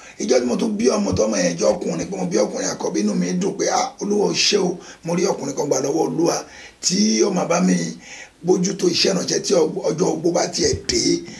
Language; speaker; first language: Yoruba; non-native, local second language; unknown